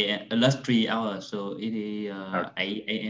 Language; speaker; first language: English; non-native, fluent; Vietnamese